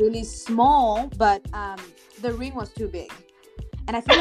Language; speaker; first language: English; non-native, local second language; Shona